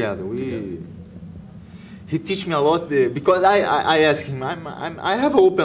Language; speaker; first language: English; non-native, learner; Portuguese